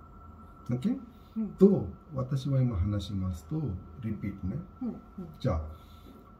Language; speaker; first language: Japanese; non-native, learner; Hindi